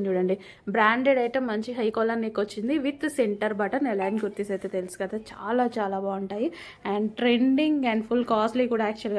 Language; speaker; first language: Telugu; native; Telugu